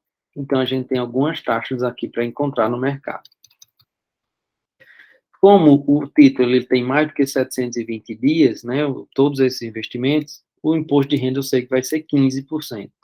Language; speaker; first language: Portuguese; native; Portuguese